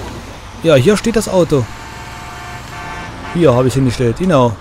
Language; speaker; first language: German; native; German